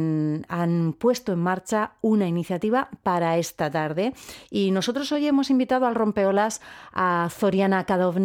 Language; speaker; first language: Spanish; native; Spanish